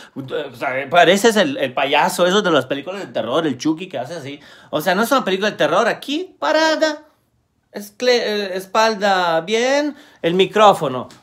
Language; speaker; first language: Spanish; non-native, fluent; Italian